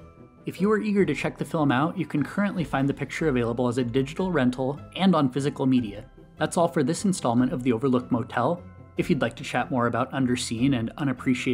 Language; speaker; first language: English; native; English